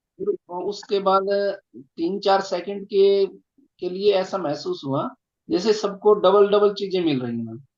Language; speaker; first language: Hindi; native; Hindi